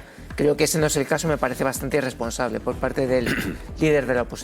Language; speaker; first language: Spanish; native; Spanish